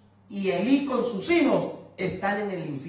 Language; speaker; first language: Spanish; native; Spanish